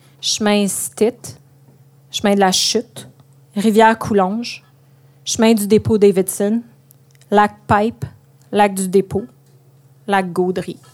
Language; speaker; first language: French; native; French